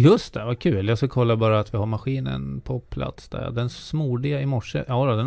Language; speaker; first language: Swedish; native; Swedish